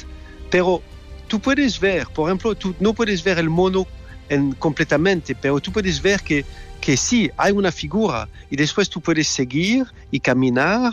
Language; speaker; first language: Spanish; non-native, learner; French